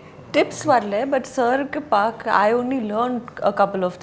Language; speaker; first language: Tamil; non-native, local second language; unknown